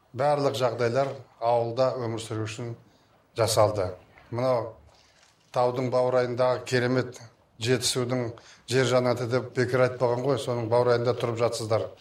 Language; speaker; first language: Kazakh; native; Kazakh